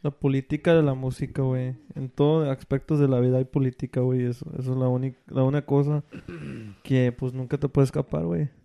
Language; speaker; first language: Spanish; early bilingual, other home language; English